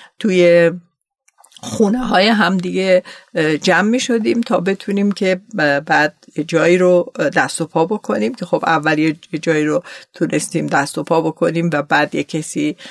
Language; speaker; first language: Persian; native; Persian